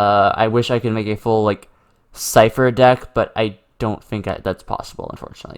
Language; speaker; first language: English; native; English